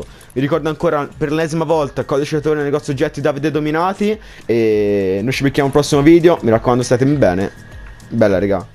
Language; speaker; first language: Italian; native; Italian